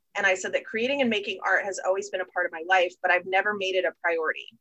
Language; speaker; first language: English; native; English